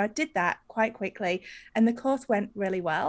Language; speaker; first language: English; native; English